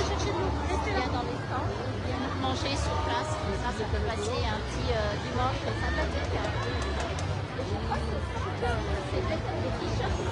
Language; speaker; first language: French; early bilingual, other home language; Vietnamese